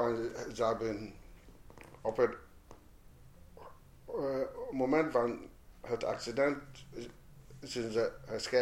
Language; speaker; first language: Dutch; non-native, fluent; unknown